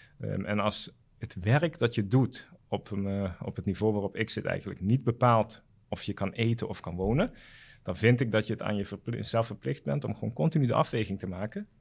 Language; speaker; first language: Dutch; non-native, local second language; Papiamento